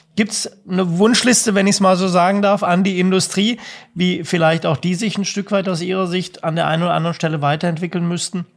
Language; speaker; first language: German; native; German